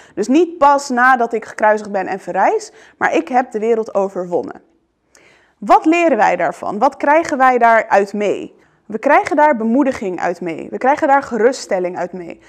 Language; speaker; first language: Dutch; early bilingual, other home language; Arabic